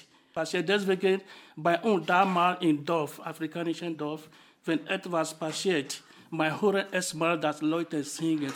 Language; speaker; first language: German; non-native, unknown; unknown